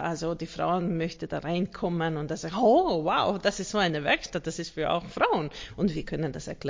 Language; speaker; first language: German; non-native, learner; Hungarian